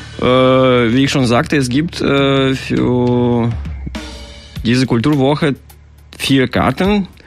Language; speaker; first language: German; non-native, fluent; Russian